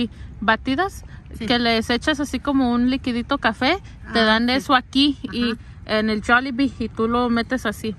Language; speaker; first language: Spanish; early bilingual, heritage; Spanish